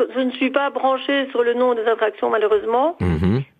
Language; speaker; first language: French; native; French